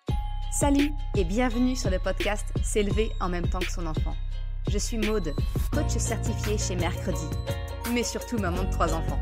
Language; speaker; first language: French; native; French